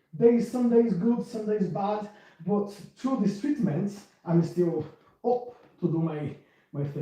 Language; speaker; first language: English; non-native, fluent; Portuguese